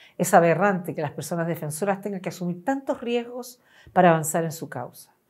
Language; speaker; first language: Spanish; native; Spanish